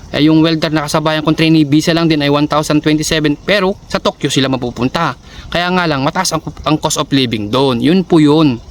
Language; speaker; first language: Filipino; native; Filipino